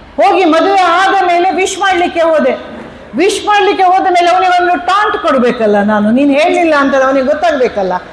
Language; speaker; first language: Kannada; non-native, local second language; Konkani